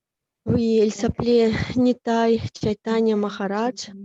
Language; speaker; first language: French; non-native, fluent; Russian